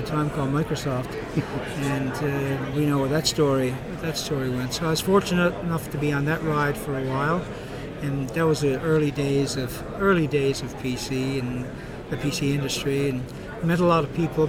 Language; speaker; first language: English; native; English